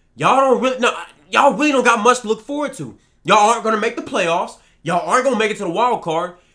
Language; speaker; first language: English; native; English